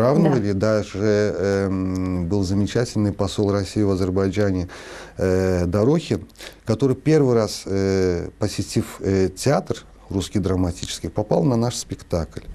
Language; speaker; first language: Russian; non-native, local second language; Azerbaijani